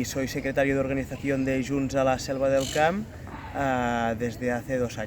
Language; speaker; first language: Spanish; non-native, local second language; Catalan